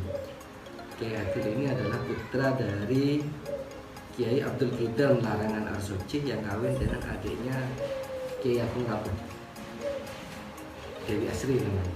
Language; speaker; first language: Indonesian; non-native, local second language; Madurese